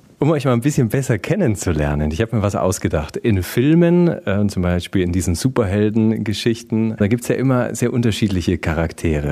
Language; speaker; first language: German; native; German